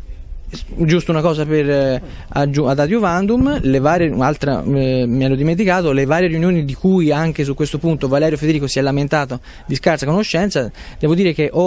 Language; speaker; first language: Italian; native; Italian